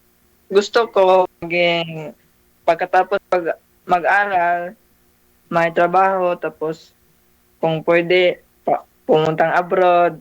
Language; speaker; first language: Filipino; non-native, local second language; Cebuano